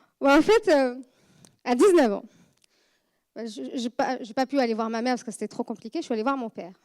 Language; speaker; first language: French; non-native, fluent; Arabic